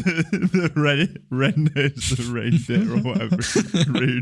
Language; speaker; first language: English; native; English